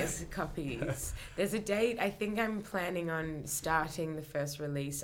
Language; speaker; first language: English; native; English